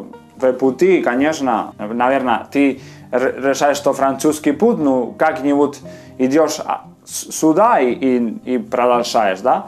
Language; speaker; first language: Russian; non-native, fluent; Spanish